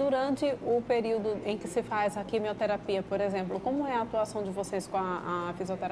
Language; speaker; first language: Portuguese; native; Portuguese